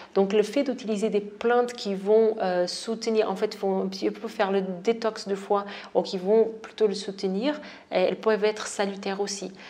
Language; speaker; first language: French; non-native, fluent; Portuguese